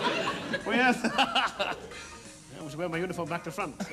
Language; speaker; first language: English; native; English